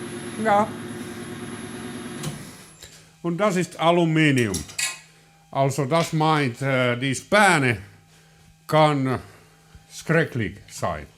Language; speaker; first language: German; non-native, learner; Finnish